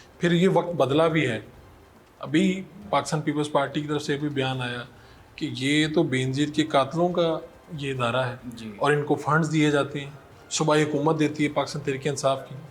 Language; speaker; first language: Urdu; non-native, local second language; Punjabi